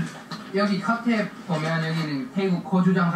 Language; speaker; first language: Korean; non-native, fluent; Thai